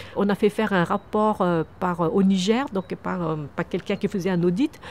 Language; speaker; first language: French; early bilingual, other home language; Vietnamese